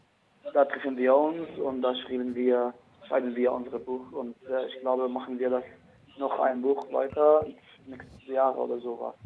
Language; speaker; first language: German; non-native, learner; Arabic